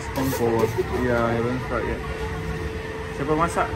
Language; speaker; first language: English; non-native, local second language; Malay